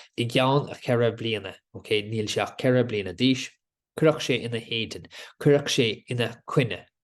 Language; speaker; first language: Irish; native; Irish